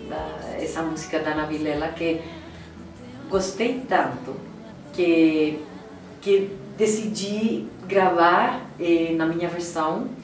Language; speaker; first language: Portuguese; non-native, fluent; Spanish